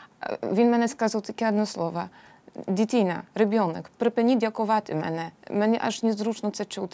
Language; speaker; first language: Polish; non-native, learner; Ukrainian